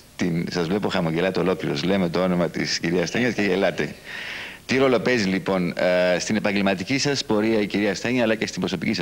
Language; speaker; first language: Greek; native; Greek